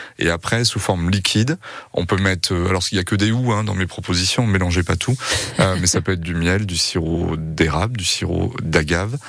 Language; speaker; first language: French; native; French